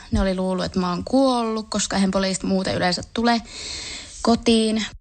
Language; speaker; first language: Finnish; native; Finnish